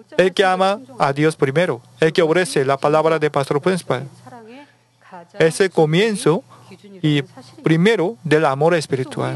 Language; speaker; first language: Spanish; non-native, learner; Korean